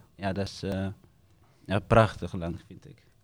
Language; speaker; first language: Dutch; non-native, learner; Tigrinya